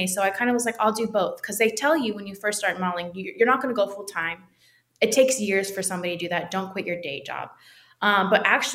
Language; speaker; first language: English; native; English